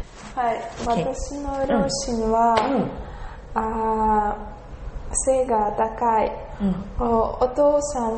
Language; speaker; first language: Japanese; non-native, learner; Russian